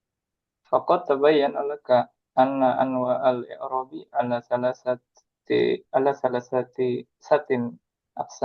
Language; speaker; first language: Arabic; non-native, learner; Indonesian